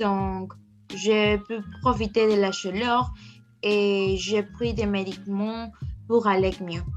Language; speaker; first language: French; non-native, learner; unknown